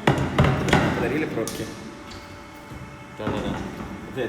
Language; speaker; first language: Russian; native; Russian